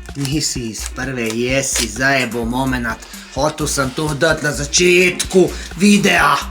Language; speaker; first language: Slovenian; native; Slovenian